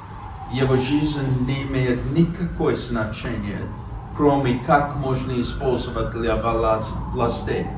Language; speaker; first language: Russian; non-native, fluent; English